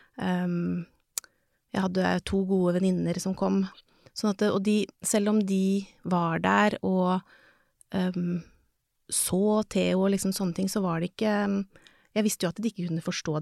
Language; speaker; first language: Norwegian; native; Norwegian